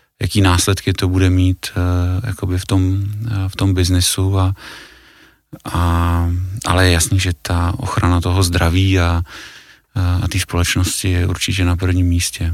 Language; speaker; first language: Czech; native; Czech